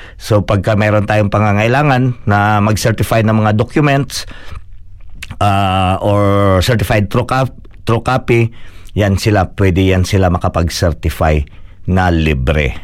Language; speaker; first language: Filipino; non-native, local second language; Cebuano